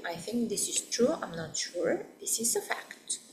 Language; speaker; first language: English; non-native, fluent; Bulgarian